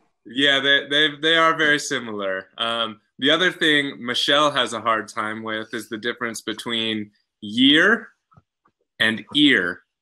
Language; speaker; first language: English; native; English